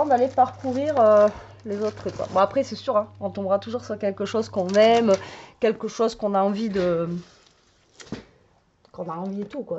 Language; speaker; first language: French; native; French